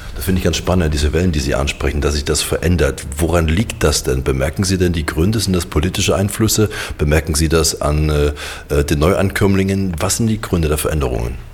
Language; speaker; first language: German; native; German